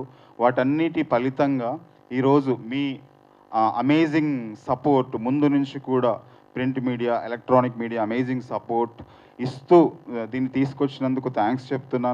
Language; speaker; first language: Telugu; native; Telugu